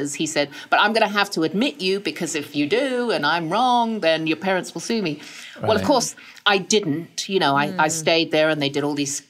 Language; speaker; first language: English; native; English